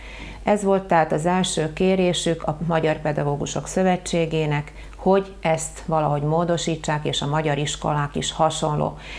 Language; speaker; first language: Hungarian; native; Hungarian